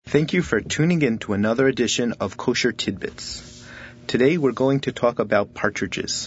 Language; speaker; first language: English; native; English